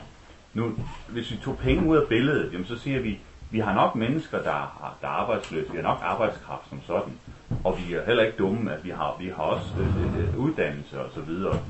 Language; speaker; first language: Danish; native; Danish